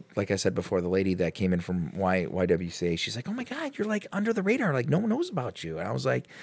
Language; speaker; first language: English; native; English